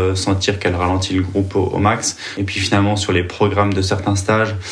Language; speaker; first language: French; native; French